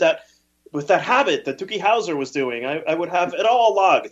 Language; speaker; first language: English; early bilingual, other home language; Spanish